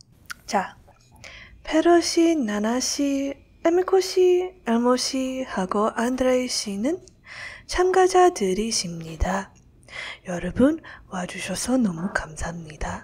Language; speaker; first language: Korean; non-native, learner; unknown